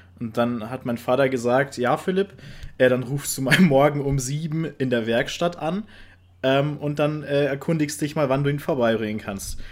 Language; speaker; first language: German; native; German